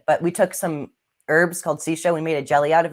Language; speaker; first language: English; native; English